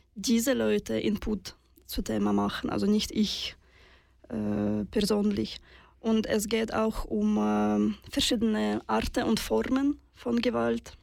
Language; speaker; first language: German; non-native, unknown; Russian